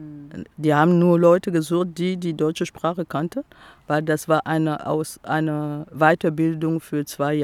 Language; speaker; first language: German; non-native, fluent; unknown